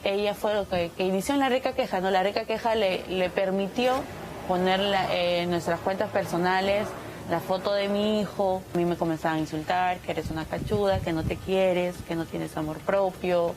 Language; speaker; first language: Spanish; native; Spanish